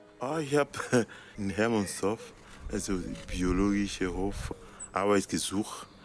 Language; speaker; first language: German; non-native, learner; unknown